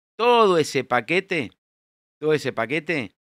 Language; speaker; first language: Spanish; native; Spanish